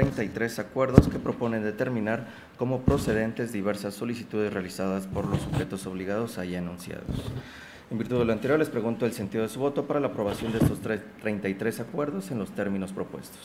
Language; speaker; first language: Spanish; native; Spanish